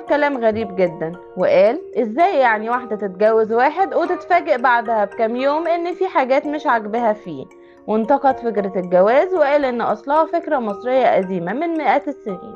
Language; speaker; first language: Arabic; native; Arabic